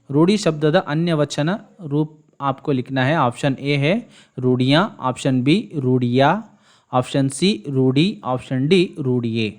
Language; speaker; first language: Hindi; non-native, local second language; Kannada